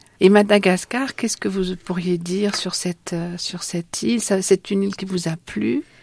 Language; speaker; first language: French; native; French